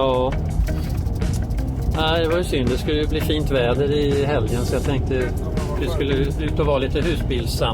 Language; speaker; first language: Swedish; native; Swedish